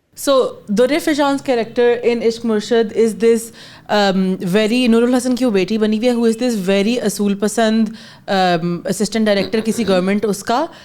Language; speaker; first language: Urdu; native; Urdu